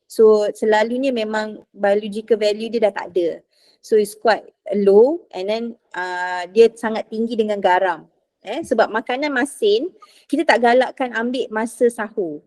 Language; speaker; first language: Malay; native; Malay